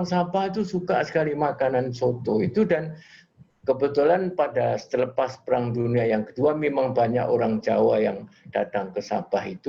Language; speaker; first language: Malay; non-native, local second language; Javanese